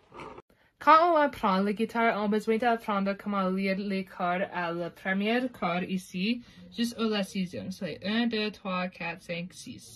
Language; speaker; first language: French; non-native, learner; English